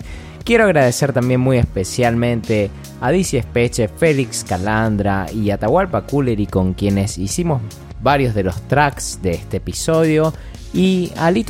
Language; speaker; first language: Spanish; native; Spanish